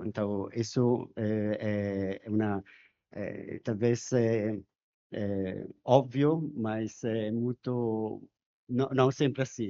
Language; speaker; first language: Portuguese; non-native, fluent; Spanish